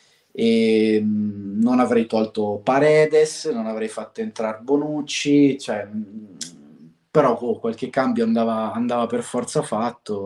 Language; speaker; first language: Italian; native; Italian